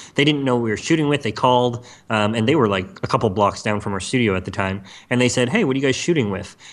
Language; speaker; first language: English; native; English